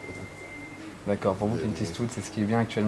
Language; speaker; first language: French; native; French